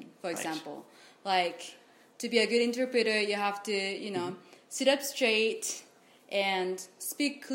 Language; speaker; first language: English; non-native, fluent; Japanese